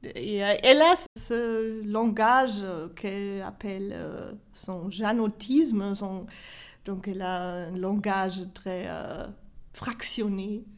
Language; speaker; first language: French; non-native, fluent; German